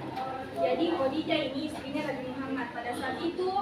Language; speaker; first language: Indonesian; native; Indonesian